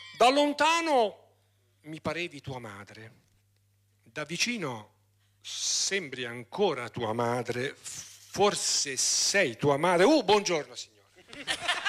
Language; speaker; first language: Italian; native; Italian